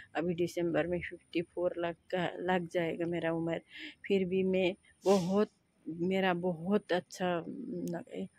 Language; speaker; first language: Hindi; non-native, local second language; Nepali